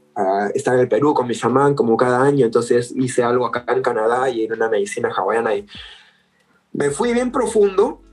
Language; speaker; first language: Spanish; early bilingual, other home language; English